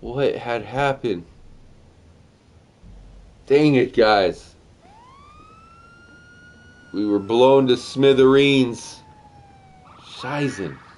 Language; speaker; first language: English; native; English